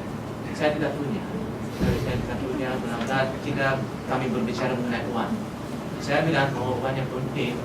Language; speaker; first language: Indonesian; non-native, fluent; Japanese